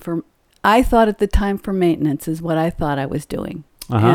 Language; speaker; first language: English; native; English